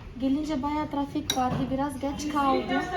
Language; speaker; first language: Turkish; non-native, fluent; Portuguese